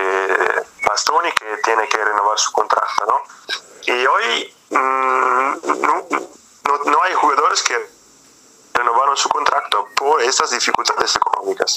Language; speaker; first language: Spanish; non-native, fluent; Italian